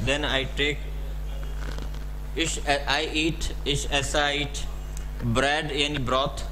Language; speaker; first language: English; non-native, local second language; Hindi